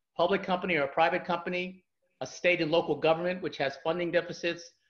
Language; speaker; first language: English; native; English